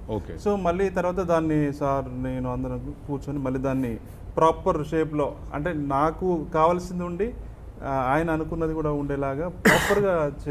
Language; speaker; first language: Telugu; native; Telugu